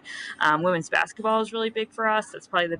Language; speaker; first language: English; native; English